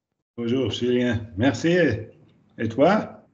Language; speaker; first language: French; non-native, learner; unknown